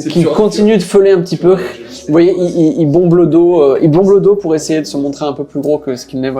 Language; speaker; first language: French; native; French